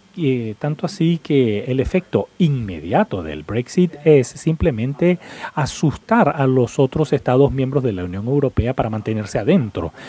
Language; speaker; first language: Spanish; non-native, fluent; English